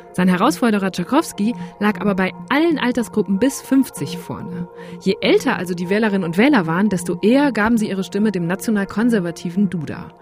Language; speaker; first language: German; native; German